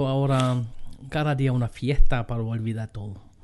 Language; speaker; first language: Spanish; non-native, fluent; German